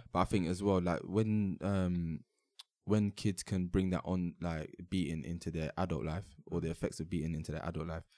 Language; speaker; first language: English; native; English